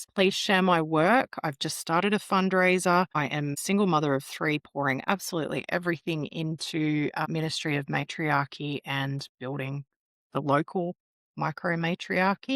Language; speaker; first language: English; native; English